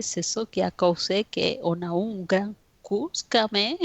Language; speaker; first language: French; non-native, fluent; Spanish